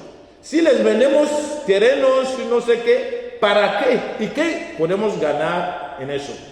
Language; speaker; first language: Spanish; non-native, fluent; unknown